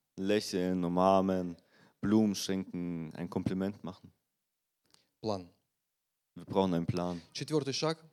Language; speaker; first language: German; non-native, learner; Russian